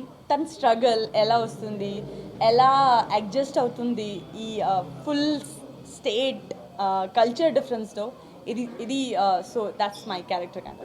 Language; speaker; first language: Telugu; non-native, learner; Gujarati